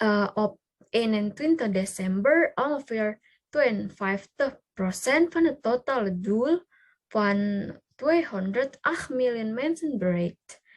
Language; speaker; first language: Dutch; non-native, learner; Indonesian